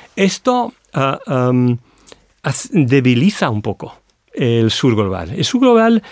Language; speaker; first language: Spanish; non-native, fluent; English